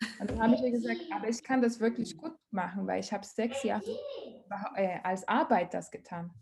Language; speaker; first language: German; non-native, learner; Portuguese